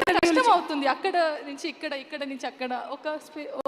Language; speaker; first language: Telugu; non-native, learner; Kannada